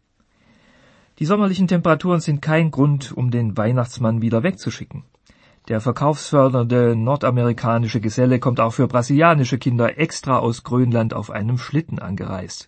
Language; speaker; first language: German; native; German